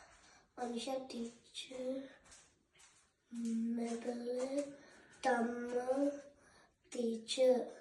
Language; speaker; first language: Tamil; early bilingual, heritage; Tamil